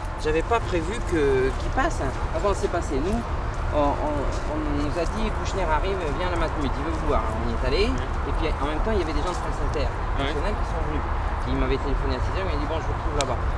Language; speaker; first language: French; native; French